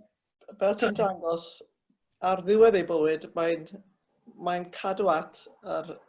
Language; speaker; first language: Welsh; native; Welsh